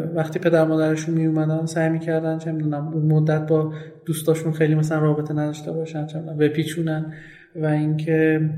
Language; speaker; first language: Persian; non-native, local second language; Kurdish